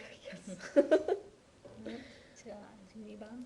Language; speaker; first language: Japanese; non-native, fluent; English